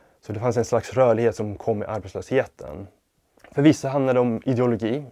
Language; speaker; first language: Swedish; non-native, fluent; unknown